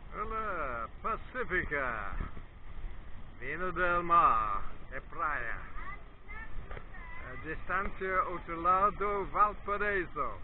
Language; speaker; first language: Portuguese; non-native, learner; English